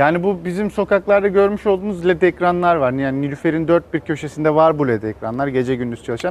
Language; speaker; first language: Turkish; native; Turkish